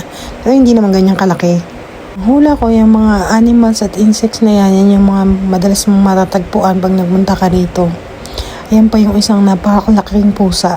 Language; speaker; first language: Filipino; native; Filipino